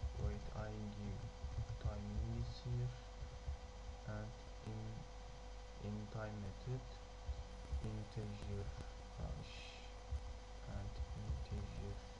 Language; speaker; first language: English; non-native, learner; Turkish